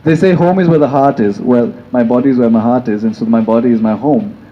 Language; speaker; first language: English; non-native, local second language; Hindi